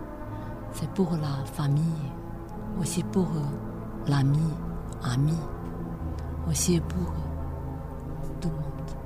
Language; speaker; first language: French; non-native, learner; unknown